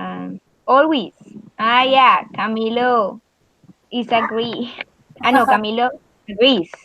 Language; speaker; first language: English; non-native, learner; Spanish